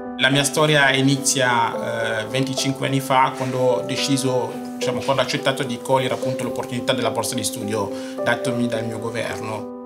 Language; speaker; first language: Italian; non-native, fluent; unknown